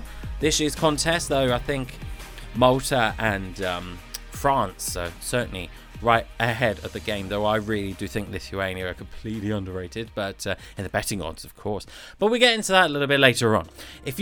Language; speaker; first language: English; native; English